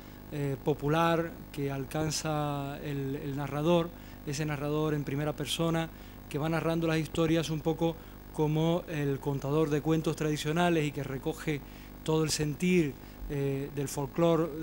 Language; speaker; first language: Spanish; native; Spanish